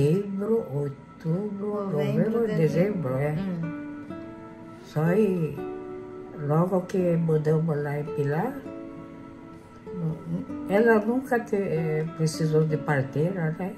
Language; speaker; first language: Portuguese; non-native, local second language; Japanese